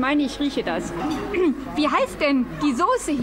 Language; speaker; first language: German; native; German